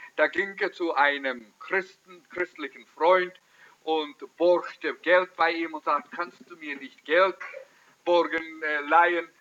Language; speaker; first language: German; early bilingual, heritage; German